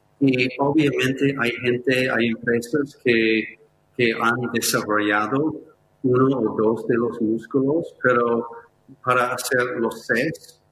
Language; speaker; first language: Spanish; non-native, fluent; English